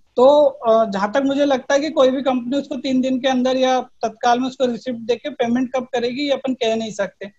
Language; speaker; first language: Hindi; native; Hindi